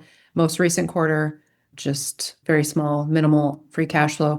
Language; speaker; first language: English; native; English